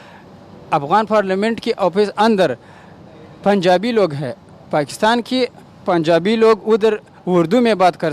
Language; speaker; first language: Hindi; non-native, learner; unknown